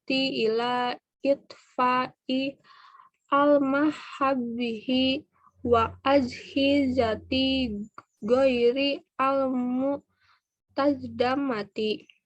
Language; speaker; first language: Arabic; non-native, learner; Indonesian